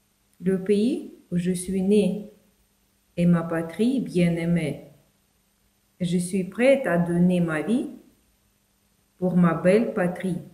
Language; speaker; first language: French; non-native, fluent; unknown